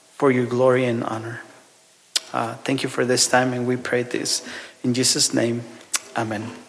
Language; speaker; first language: English; non-native, fluent; Spanish